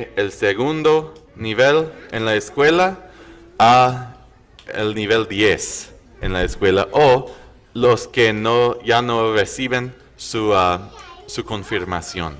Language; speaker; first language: Spanish; non-native, learner; English